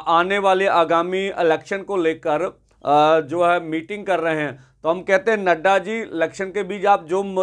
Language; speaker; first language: Hindi; non-native, local second language; Punjabi